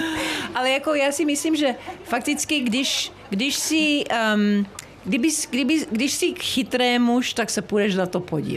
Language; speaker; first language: Czech; early bilingual, heritage; Czech